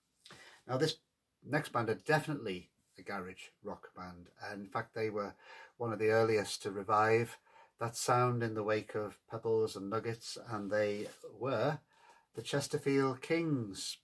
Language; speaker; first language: English; native; English